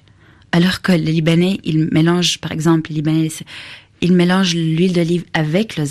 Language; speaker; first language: French; non-native, fluent; Arabic